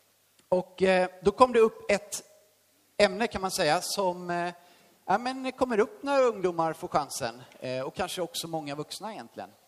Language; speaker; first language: Swedish; native; Swedish